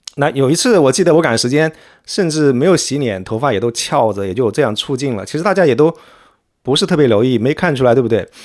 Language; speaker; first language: Chinese; native; Chinese